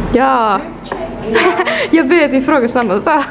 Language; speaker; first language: Swedish; native; Swedish